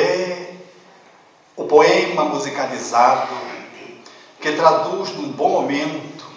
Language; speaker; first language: Portuguese; native; Portuguese